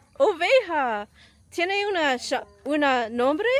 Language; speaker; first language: Spanish; non-native, learner; English